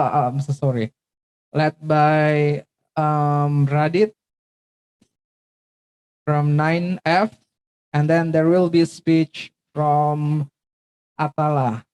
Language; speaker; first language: English; non-native, fluent; Indonesian